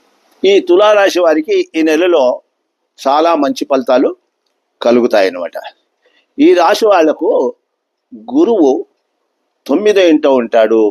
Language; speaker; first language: Telugu; native; Telugu